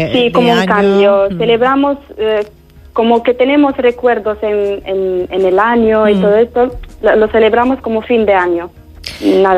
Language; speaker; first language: Spanish; non-native, fluent; Arabic